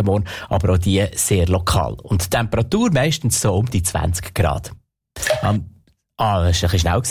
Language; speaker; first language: German; native; German